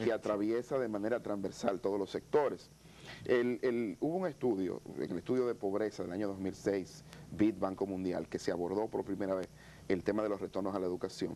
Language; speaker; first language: Spanish; native; Spanish